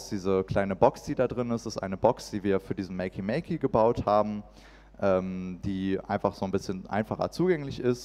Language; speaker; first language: German; native; German